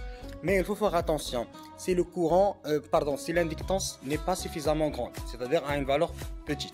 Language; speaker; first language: French; non-native, local second language; Arabic